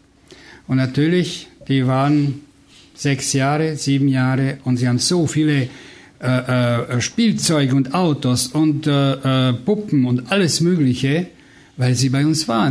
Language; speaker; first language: German; non-native, fluent; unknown